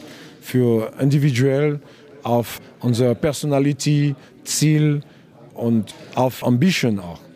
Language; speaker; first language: German; non-native, learner; French